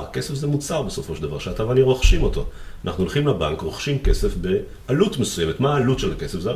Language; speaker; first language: Hebrew; native; Hebrew